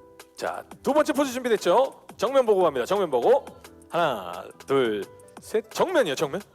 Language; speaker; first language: Korean; native; Korean